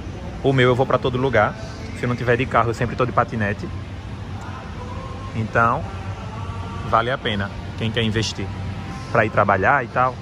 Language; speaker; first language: Portuguese; native; Portuguese